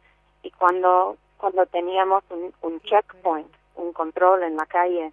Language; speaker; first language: Spanish; non-native, fluent; English